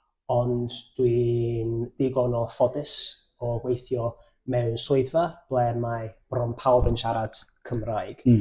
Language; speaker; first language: Welsh; non-native, fluent; English